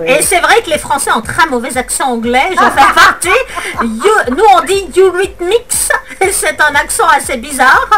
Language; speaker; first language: French; native; French